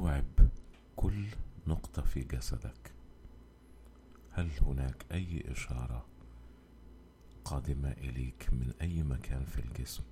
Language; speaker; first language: Arabic; native; Arabic